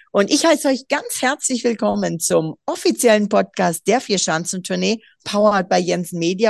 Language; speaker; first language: German; native; German